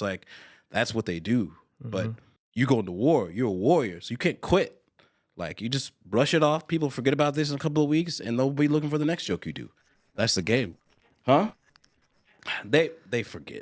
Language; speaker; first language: English; early bilingual, other home language; Chinese